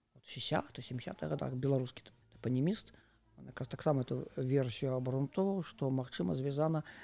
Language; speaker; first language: Belarusian; non-native, local second language; Russian